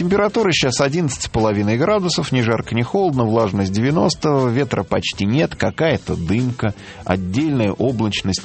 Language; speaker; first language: Russian; native; Russian